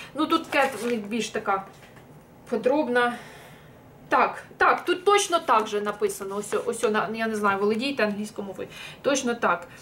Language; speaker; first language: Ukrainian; non-native, local second language; Russian